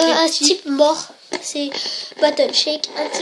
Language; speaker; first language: French; native; French